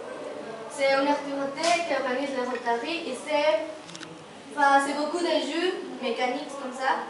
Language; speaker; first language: French; non-native, learner; Spanish